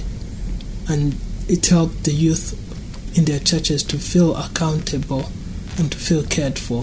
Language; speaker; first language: English; non-native, local second language; Kinyarwanda